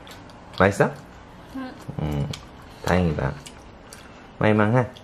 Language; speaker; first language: Vietnamese; non-native, learner; Korean